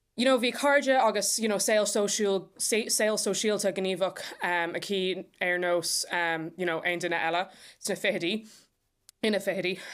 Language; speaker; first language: Irish; non-native, local second language; English